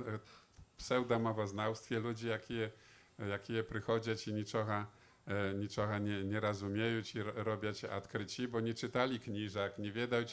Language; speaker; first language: Polish; non-native, local second language; Belarusian